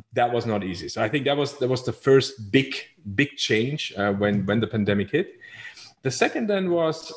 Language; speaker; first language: English; non-native, fluent; German